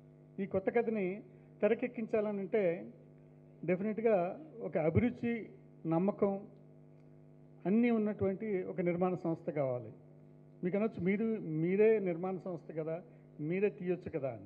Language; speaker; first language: Telugu; native; Telugu